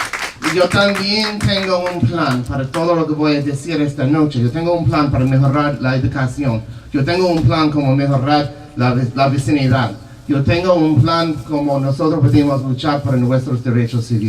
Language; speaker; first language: Spanish; non-native, learner; English